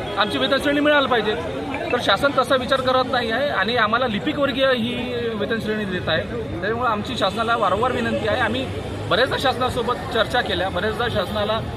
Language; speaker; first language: Marathi; native; Marathi